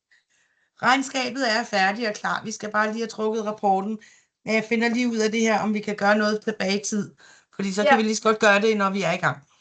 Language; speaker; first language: Danish; native; Danish